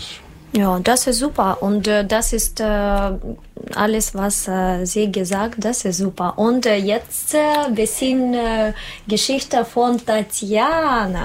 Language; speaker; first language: German; non-native, learner; Russian